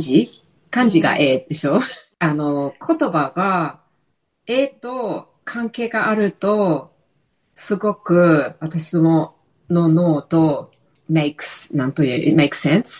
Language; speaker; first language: Japanese; non-native, fluent; English